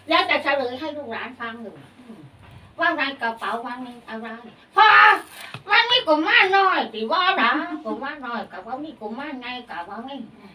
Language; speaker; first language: Thai; native; Thai